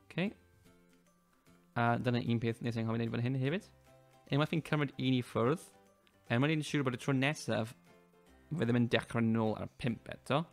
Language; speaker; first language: Welsh; native; Welsh